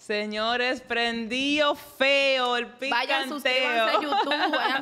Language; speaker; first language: Spanish; native; Spanish